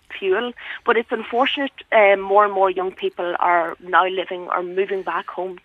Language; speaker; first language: English; native; English